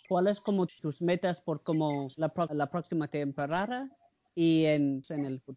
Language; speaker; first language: Spanish; non-native, learner; English